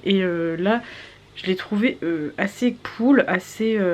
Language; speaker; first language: French; native; French